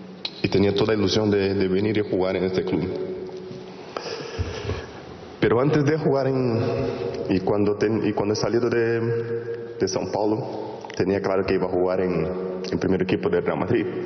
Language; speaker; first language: Spanish; non-native, fluent; Portuguese